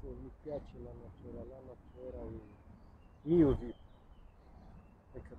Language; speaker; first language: Italian; non-native, learner; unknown